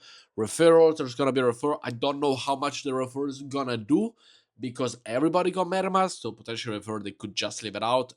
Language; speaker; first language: English; non-native, fluent; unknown